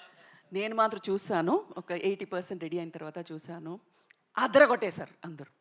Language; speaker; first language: Telugu; non-native, local second language; Tamil